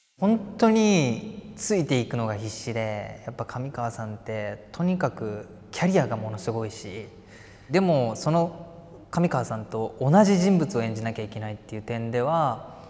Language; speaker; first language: Japanese; native; Japanese